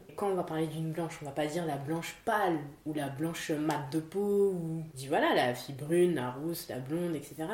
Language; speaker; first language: French; native; French